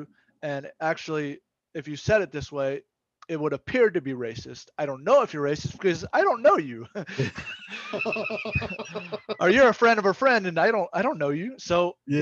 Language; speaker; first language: English; native; English